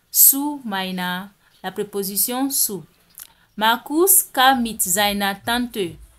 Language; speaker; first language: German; non-native, fluent; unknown